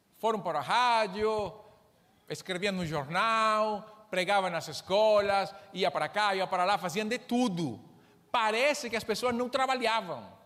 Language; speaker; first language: Portuguese; non-native, fluent; Spanish